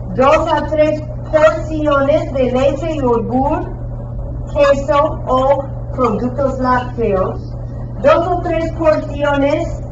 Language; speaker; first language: Spanish; non-native, fluent; English